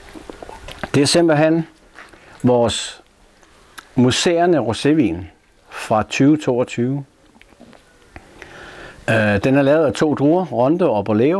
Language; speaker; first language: Danish; native; Danish